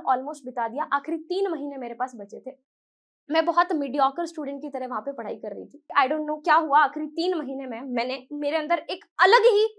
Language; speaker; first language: Hindi; native; Hindi